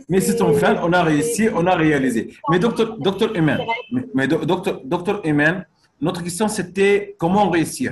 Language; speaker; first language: French; non-native, fluent; Arabic